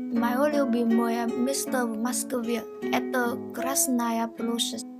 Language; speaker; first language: Russian; non-native, learner; Vietnamese